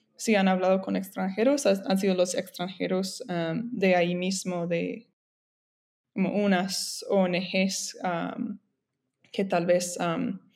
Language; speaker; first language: Spanish; non-native, fluent; English